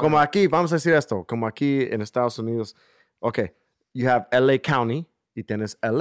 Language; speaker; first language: Spanish; early bilingual, heritage; Spanish